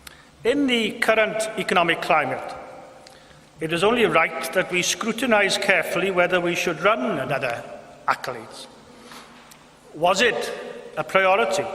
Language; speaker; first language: English; non-native, local second language; Welsh